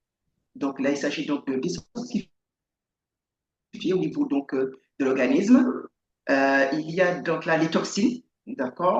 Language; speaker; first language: French; native; French